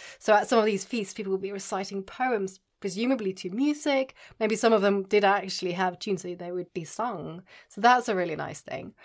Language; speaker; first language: English; non-native, fluent; Norwegian